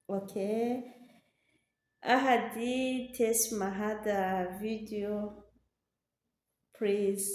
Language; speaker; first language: Arabic; non-native, learner; Rundi